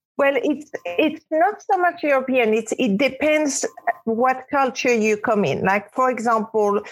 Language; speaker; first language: English; non-native, fluent; Arabic